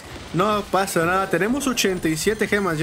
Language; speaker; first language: Spanish; native; Spanish